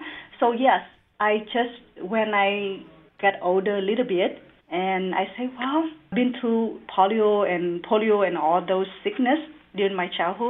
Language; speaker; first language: English; non-native, learner; Vietnamese